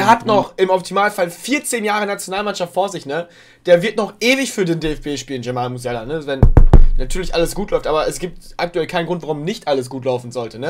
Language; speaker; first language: German; native; German